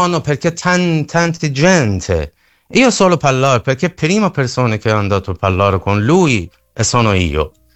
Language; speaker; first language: Italian; non-native, learner; Persian